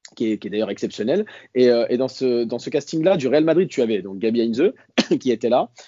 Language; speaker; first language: French; native; French